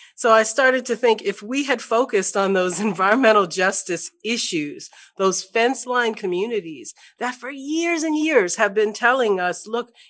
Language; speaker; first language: English; native; English